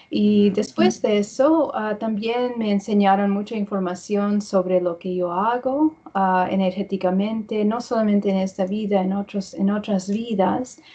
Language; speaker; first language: Spanish; early bilingual, heritage; English